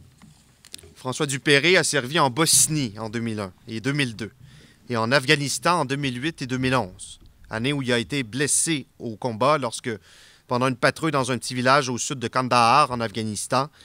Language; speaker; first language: French; native; French